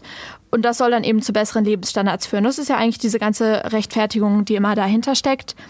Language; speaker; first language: German; native; German